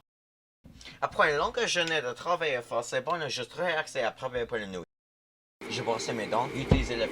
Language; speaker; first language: French; non-native, learner; English